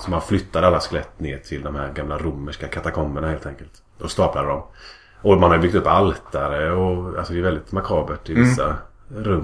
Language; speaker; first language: Swedish; native; Swedish